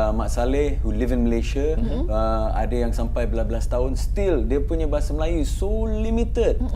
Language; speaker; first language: Malay; early bilingual, other home language; English